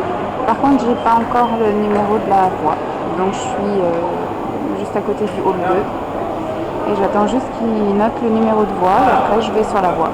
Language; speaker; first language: French; native; French